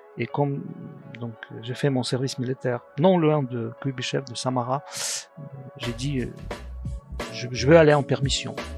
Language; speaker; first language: French; non-native, fluent; Russian